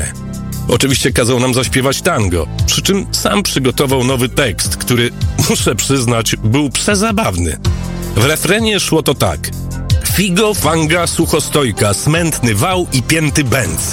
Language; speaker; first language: Polish; native; Polish